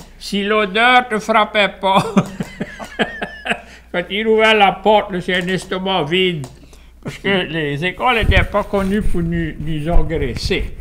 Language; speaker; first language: French; early bilingual, heritage; French